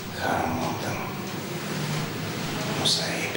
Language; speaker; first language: Hungarian; non-native, learner; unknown